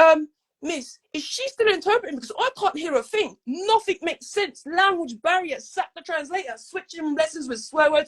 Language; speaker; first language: English; native; English